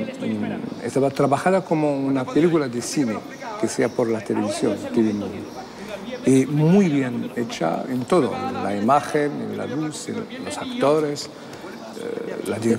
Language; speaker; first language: Spanish; non-native, fluent; Arabic